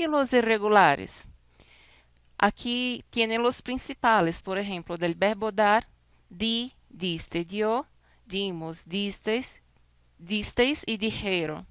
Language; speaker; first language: Spanish; non-native, fluent; Portuguese